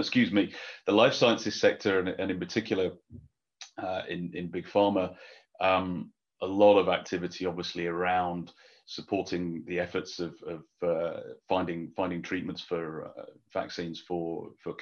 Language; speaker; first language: English; native; English